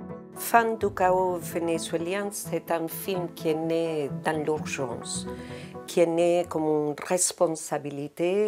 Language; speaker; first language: French; non-native, fluent; Spanish